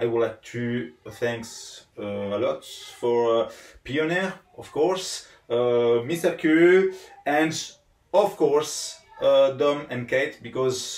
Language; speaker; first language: English; non-native, learner; Italian